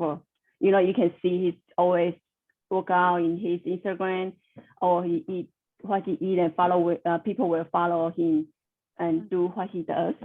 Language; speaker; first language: English; non-native, learner; Chinese